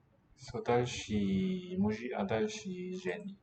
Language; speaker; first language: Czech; non-native, learner; English